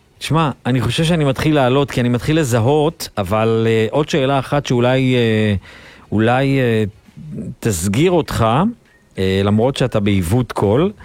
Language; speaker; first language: Hebrew; native; Hebrew